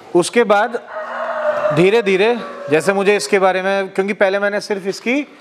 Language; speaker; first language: Hindi; native; Hindi